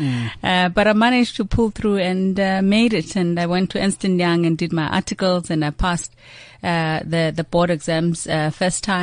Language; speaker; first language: English; non-native, local second language; Xhosa